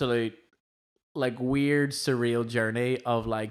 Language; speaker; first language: English; native; English